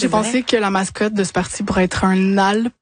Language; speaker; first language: French; native; French